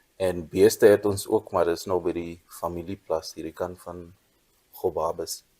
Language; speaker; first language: Afrikaans; non-native, local second language; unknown